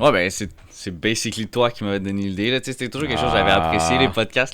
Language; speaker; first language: French; native; French